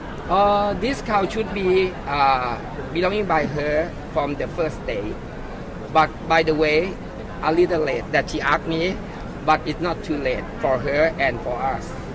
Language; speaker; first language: English; non-native, learner; Thai